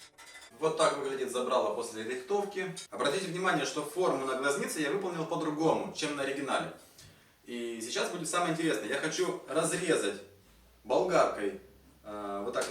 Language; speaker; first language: Russian; native; Russian